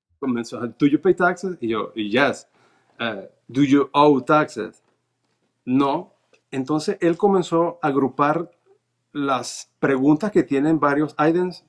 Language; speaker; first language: Spanish; native; Spanish